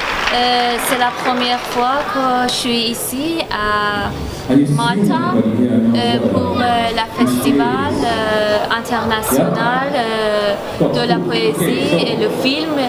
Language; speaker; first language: French; non-native, learner; Persian